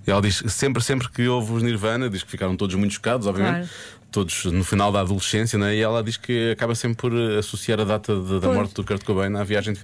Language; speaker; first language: Portuguese; native; Portuguese